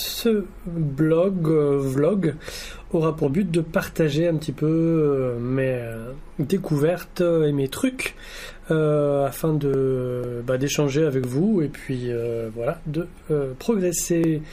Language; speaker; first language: French; native; French